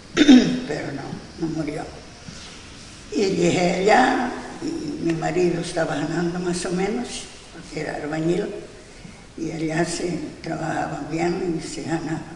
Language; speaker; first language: Spanish; non-native, local second language; Galician